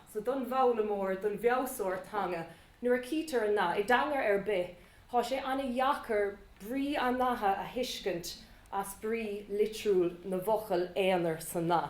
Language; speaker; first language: Irish; native; Irish